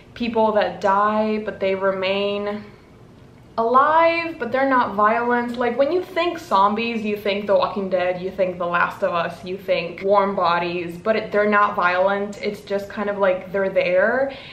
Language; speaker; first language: English; non-native, fluent; Spanish